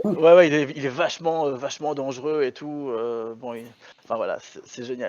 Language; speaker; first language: French; native; French